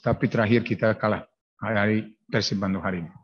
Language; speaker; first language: Indonesian; non-native, learner; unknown